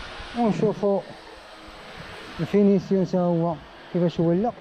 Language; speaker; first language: Arabic; native; Arabic